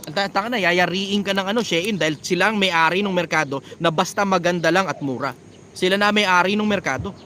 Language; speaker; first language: Filipino; native; Filipino